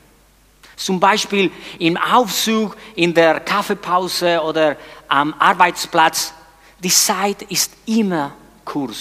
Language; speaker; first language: German; non-native, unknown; Spanish